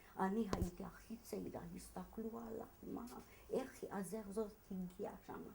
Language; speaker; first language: Hebrew; non-native, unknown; Hungarian